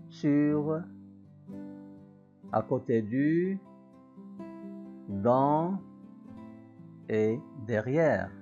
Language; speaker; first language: French; non-native, local second language; Arabic